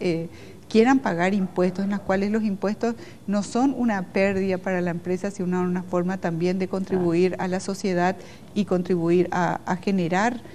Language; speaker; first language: Spanish; native; Spanish